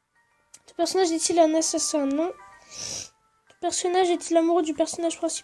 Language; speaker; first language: French; native; French